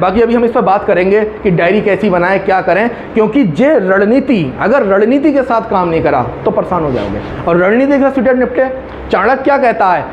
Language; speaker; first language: Hindi; native; Hindi